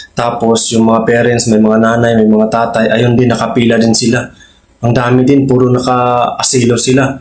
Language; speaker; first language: Filipino; native; Filipino